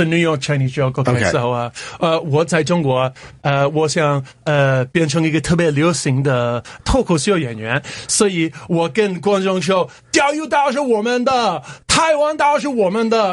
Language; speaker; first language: Chinese; non-native, learner; English